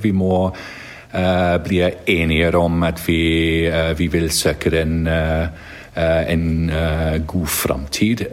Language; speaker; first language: Norwegian; non-native, learner; English